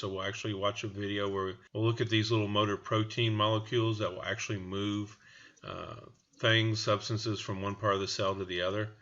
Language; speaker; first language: English; native; English